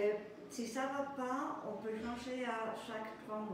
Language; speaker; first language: French; non-native, fluent; German